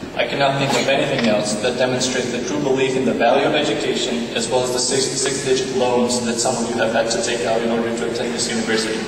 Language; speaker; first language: English; non-native, fluent; Bulgarian